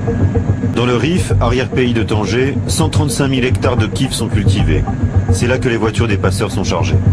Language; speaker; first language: French; native; French